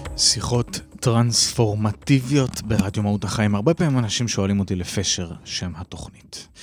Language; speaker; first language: Hebrew; native; Hebrew